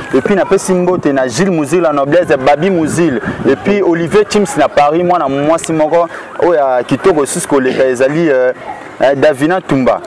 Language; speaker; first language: Lingala; native; Lingala